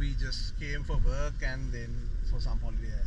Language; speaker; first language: English; non-native, local second language; Sinhala